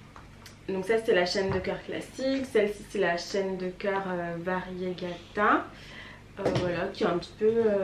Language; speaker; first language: French; native; French